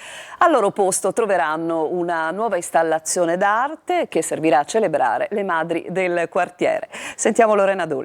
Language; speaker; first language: Italian; native; Italian